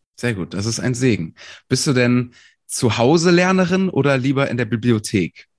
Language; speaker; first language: German; native; German